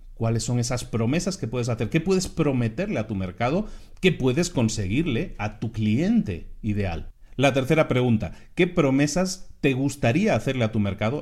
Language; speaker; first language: Spanish; native; Spanish